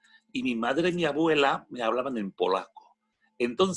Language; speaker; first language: Spanish; non-native, fluent; French